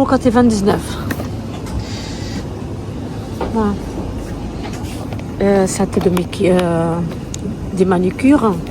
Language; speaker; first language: French; non-native, learner; Arabic